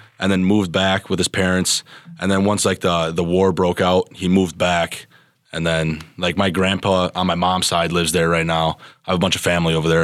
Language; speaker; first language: English; early bilingual, other home language; Serbian